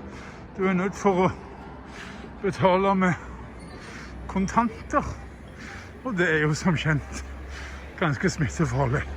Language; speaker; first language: Norwegian; native; Norwegian